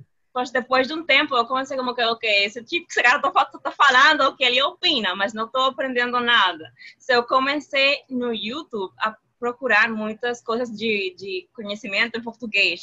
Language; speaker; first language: Portuguese; non-native, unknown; Spanish